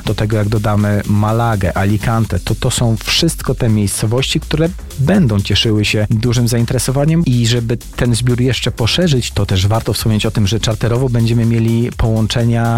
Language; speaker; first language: Polish; native; Polish